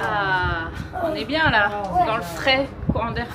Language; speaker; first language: French; native; French